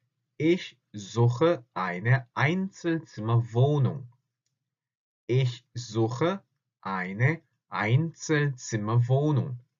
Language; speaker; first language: German; non-native, fluent; Korean